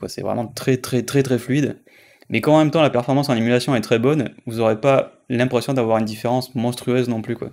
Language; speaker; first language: French; native; French